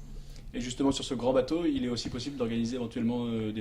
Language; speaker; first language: French; native; French